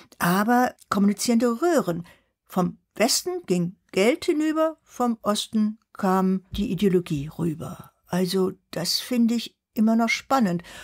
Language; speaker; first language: German; native; German